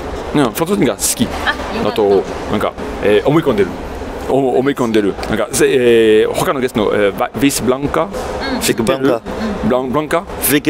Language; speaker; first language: Japanese; non-native, fluent; French